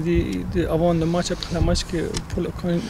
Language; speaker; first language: French; non-native, learner; Turkish